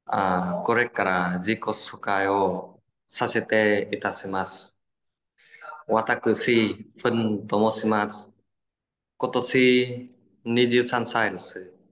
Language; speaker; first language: Japanese; non-native, learner; Vietnamese